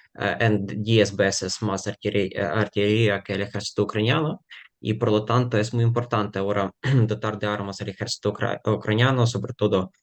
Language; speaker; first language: Spanish; non-native, fluent; Ukrainian